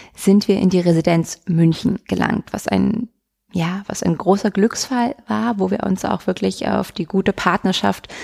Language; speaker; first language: German; native; German